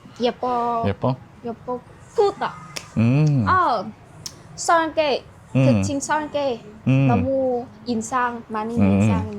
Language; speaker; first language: Korean; non-native, learner; Vietnamese